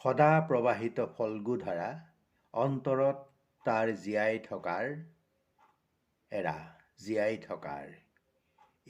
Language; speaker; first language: Assamese; native; Assamese